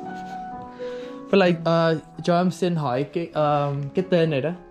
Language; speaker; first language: Vietnamese; early bilingual, heritage; Vietnamese